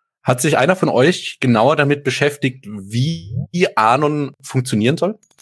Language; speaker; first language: German; native; German